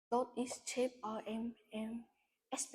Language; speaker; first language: English; non-native, learner; Vietnamese